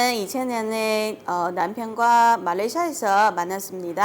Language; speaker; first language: Korean; non-native, learner; Chinese